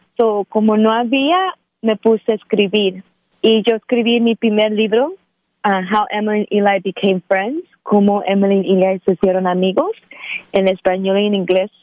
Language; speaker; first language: Spanish; early bilingual, heritage; Spanish